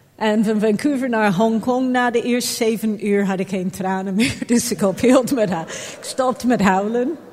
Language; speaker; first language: Dutch; non-native, fluent; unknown